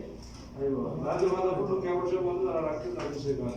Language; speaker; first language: Arabic; non-native, learner; Bangla